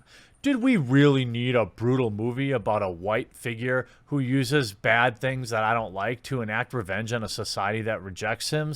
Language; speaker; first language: English; native; English